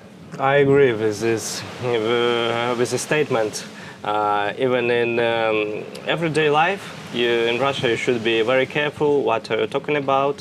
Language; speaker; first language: English; non-native, fluent; Russian